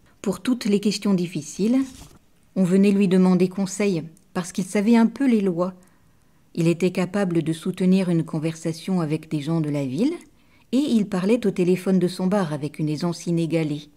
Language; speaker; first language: French; native; French